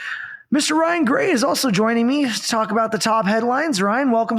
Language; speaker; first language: English; native; English